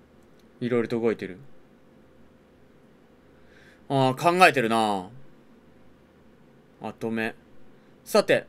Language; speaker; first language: Japanese; native; Japanese